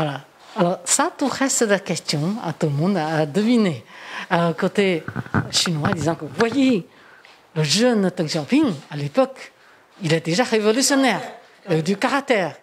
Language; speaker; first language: French; non-native, fluent; Chinese